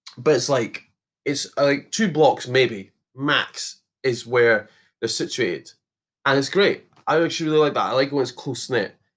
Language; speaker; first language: English; native; English